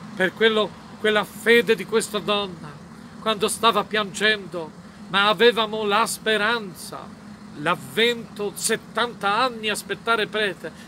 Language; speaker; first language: Italian; non-native, fluent; Polish